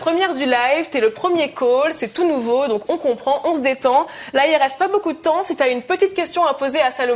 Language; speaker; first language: French; native; French